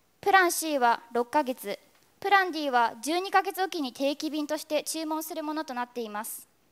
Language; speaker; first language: Japanese; native; Japanese